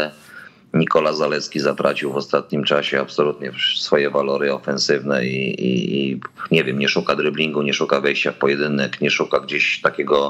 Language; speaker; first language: Polish; native; Polish